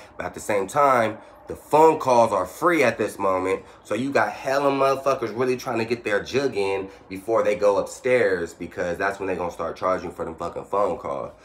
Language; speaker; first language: English; native; English